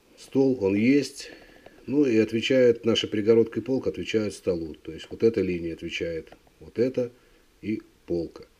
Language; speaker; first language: Russian; native; Russian